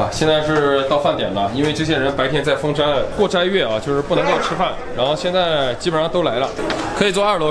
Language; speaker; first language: Chinese; native; Chinese